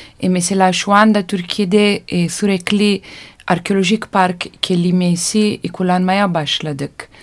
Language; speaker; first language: Turkish; non-native, learner; Italian